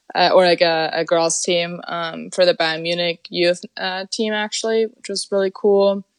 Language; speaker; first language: English; non-native, fluent; German